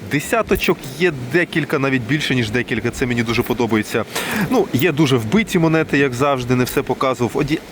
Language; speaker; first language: Ukrainian; non-native, local second language; Russian